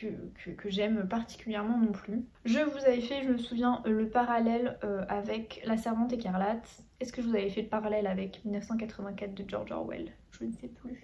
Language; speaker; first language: French; native; French